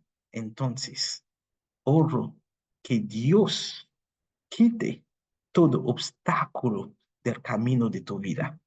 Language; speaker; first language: Spanish; non-native, fluent; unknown